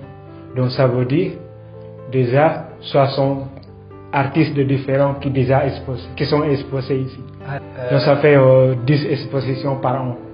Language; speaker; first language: French; non-native, fluent; Indonesian